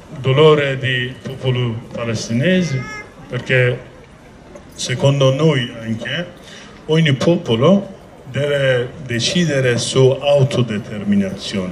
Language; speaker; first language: Italian; non-native, learner; Kurdish